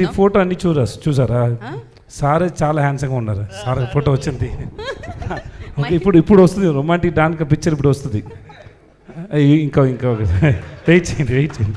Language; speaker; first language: Telugu; non-native, local second language; Tamil